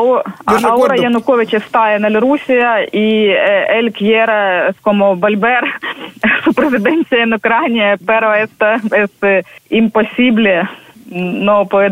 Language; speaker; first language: Spanish; non-native, learner; Ukrainian